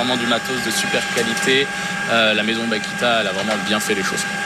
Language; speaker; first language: French; native; French